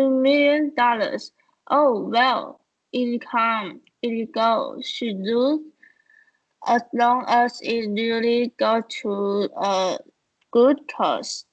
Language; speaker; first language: English; non-native, learner; Chinese